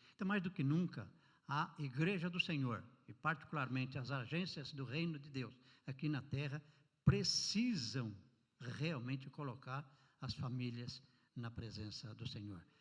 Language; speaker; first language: Portuguese; native; Portuguese